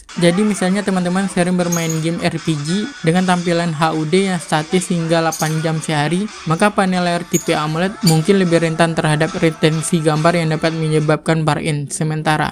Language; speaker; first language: Indonesian; native; Indonesian